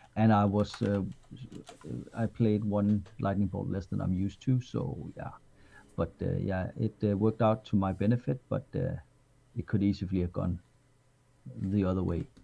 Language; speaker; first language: English; non-native, fluent; Danish